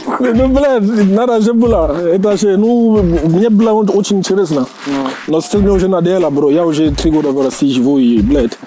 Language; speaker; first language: Russian; non-native, fluent; Jamaican Creole English